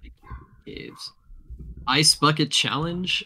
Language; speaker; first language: English; native; English